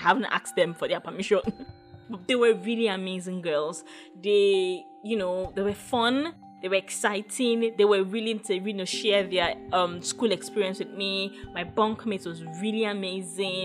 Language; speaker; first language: English; non-native, local second language; Yoruba